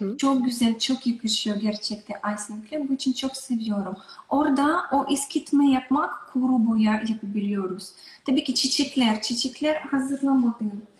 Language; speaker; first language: Turkish; non-native, learner; Russian